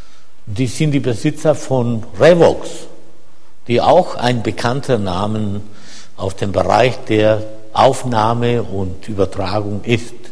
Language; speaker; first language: German; non-native, fluent; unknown